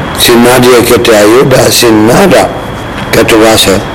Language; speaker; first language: Spanish; non-native, learner; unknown